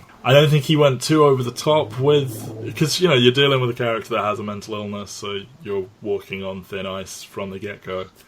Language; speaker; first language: English; native; English